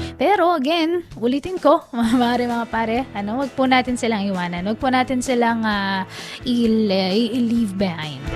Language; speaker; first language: Filipino; native; Filipino